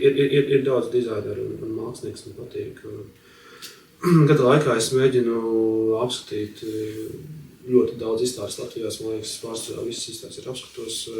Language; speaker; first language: Latvian; native; Latvian